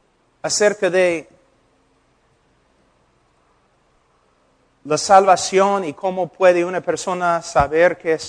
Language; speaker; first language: Spanish; non-native, fluent; English